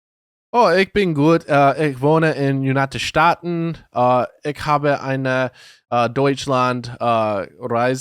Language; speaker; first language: German; non-native, learner; English